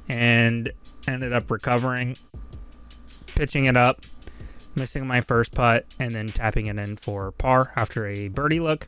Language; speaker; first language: English; native; English